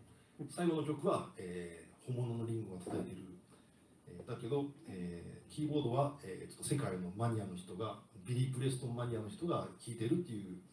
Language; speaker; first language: Japanese; native; Japanese